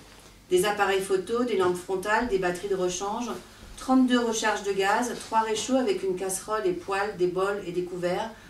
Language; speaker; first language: French; native; French